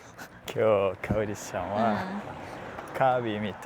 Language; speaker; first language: Japanese; non-native, learner; Portuguese